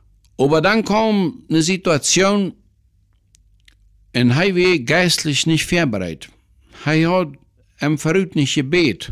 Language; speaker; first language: German; non-native, learner; Plautdietsch